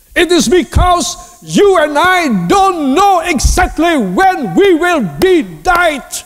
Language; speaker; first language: English; non-native, learner; Indonesian